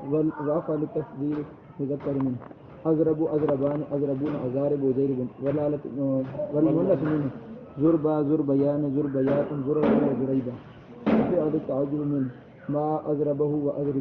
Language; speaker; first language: Arabic; non-native, learner; Urdu